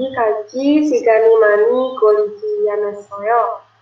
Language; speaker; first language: Korean; non-native, learner; Indonesian